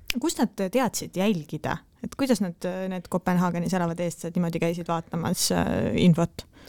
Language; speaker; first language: Estonian; native; Estonian